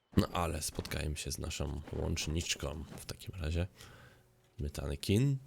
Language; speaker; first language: Polish; native; Polish